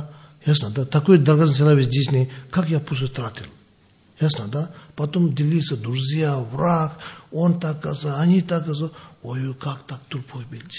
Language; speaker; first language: Russian; non-native, learner; Tibetan